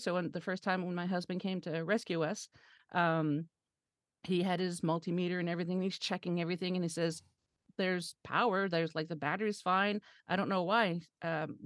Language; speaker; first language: English; non-native, fluent; French